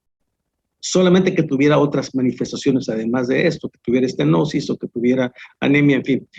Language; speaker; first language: Spanish; native; Spanish